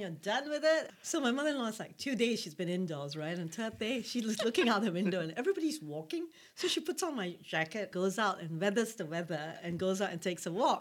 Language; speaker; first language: English; non-native, local second language; Tamil